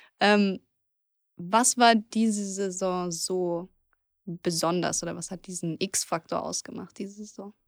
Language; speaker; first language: German; native; German